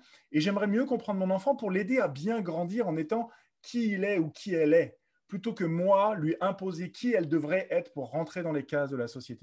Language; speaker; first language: French; native; French